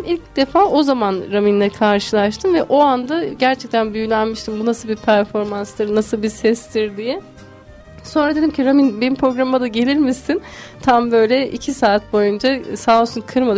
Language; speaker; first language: Turkish; native; Turkish